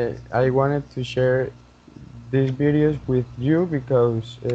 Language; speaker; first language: English; non-native, learner; Spanish